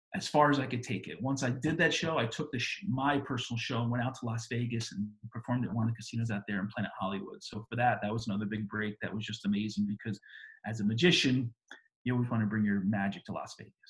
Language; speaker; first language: English; native; English